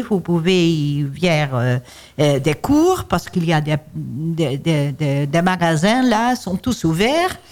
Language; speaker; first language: French; non-native, learner; Dutch